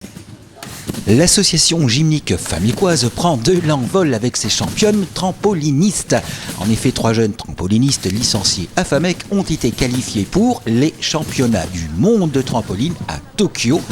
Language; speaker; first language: French; native; French